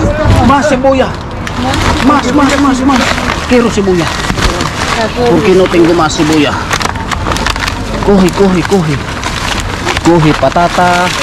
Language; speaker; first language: Spanish; non-native, learner; Filipino